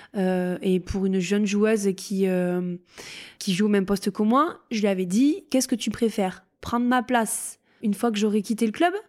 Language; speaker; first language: French; native; French